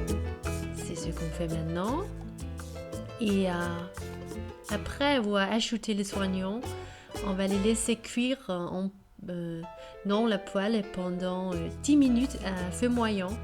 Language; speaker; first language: French; non-native, learner; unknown